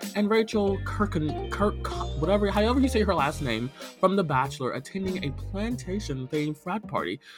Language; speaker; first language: English; native; English